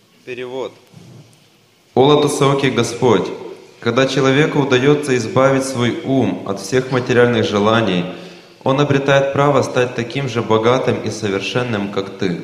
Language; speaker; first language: Russian; native; Russian